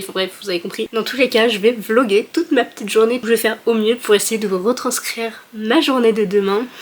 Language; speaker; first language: French; native; French